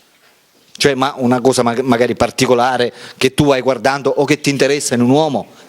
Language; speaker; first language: Italian; native; Italian